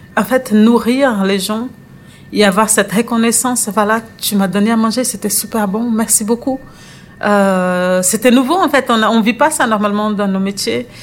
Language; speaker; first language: French; non-native, fluent; Portuguese